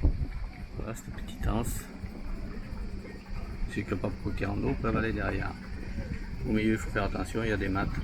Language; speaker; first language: French; native; French